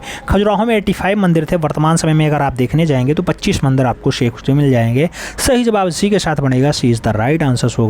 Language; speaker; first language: Hindi; native; Hindi